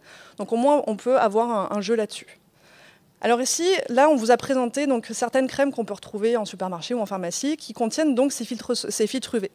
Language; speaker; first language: French; native; French